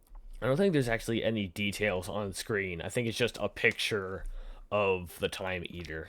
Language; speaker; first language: English; native; English